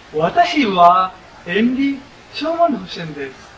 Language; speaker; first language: Japanese; non-native, learner; Bangla